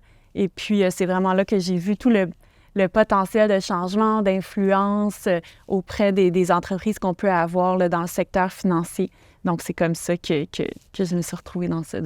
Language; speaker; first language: French; native; French